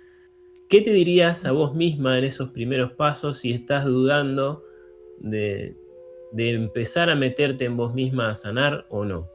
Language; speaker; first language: Spanish; native; Spanish